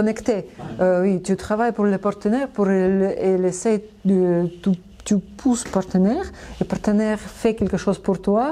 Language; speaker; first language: French; non-native, learner; Russian